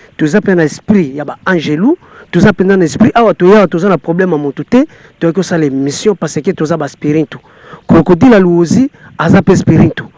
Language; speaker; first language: Lingala; non-native, local second language; Kongo